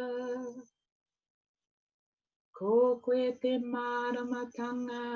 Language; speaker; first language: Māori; non-native, fluent; English